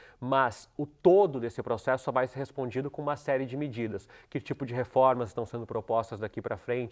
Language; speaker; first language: Portuguese; native; Portuguese